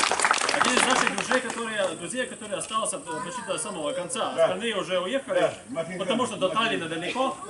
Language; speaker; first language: Russian; non-native, local second language; Latvian